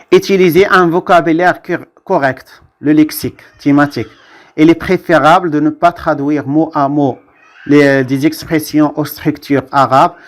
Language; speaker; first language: French; non-native, local second language; Arabic